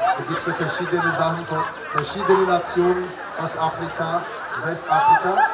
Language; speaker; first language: German; non-native, learner; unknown